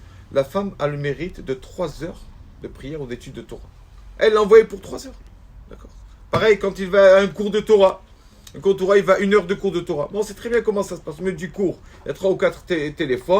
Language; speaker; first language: French; native; French